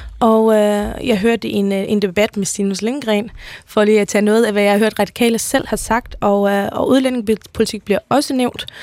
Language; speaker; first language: Danish; native; Danish